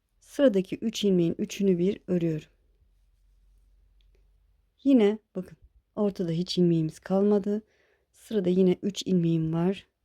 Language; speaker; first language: Turkish; native; Turkish